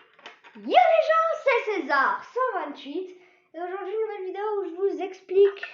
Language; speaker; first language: French; native; French